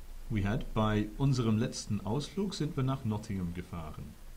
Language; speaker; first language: German; non-native, fluent; English